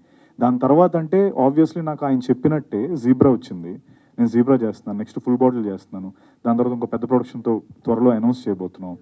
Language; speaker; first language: Telugu; native; Telugu